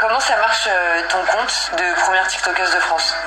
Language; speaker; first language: French; native; French